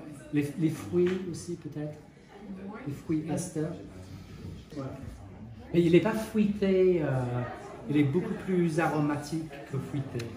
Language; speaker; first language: French; non-native, fluent; English